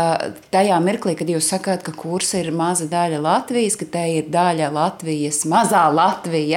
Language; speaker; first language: Latvian; native; Latvian